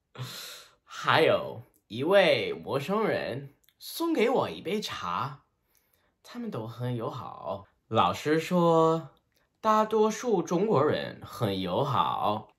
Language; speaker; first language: Chinese; non-native, learner; English